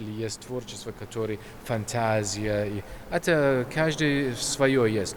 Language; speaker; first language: Russian; non-native, learner; English